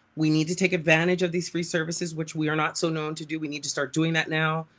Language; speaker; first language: English; native; English